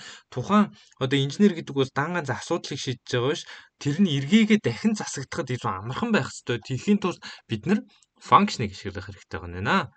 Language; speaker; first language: Mongolian; native; Mongolian